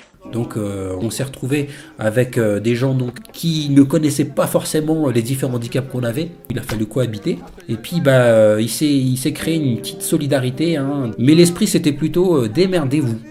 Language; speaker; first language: French; native; French